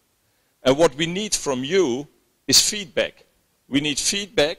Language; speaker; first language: English; non-native, fluent; Dutch